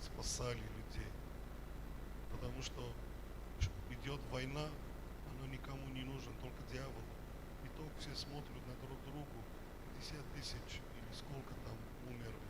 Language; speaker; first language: Russian; non-native, fluent; Armenian